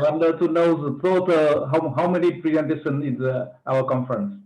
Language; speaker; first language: English; non-native, fluent; Vietnamese